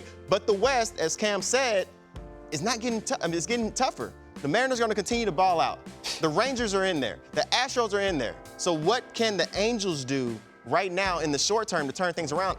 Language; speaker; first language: English; native; English